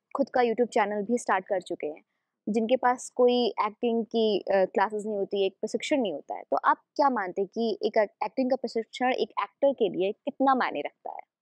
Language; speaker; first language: Hindi; native; Hindi